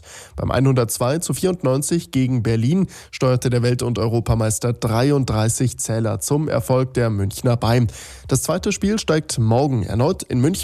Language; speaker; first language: German; native; German